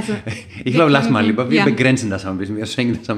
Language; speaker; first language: German; non-native, fluent; Greek